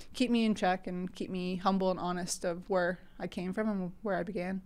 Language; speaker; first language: English; native; English